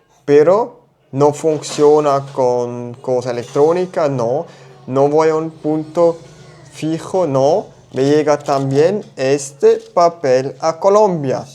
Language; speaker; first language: Spanish; non-native, learner; German